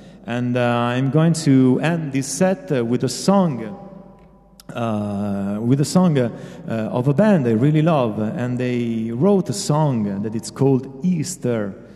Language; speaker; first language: English; non-native, fluent; Italian